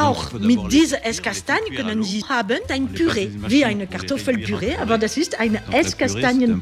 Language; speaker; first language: German; non-native, learner; French